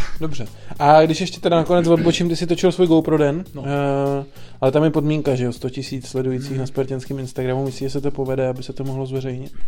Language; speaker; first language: Czech; native; Czech